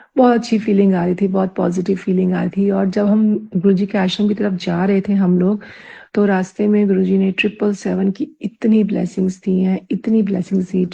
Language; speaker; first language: Hindi; native; Hindi